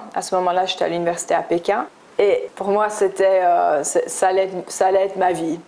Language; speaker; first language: French; early bilingual, other home language; English